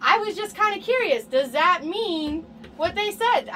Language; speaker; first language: English; native; English